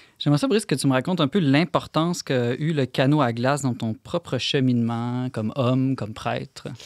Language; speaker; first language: French; native; French